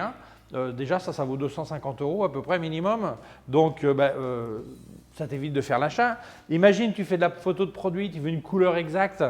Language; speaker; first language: French; native; French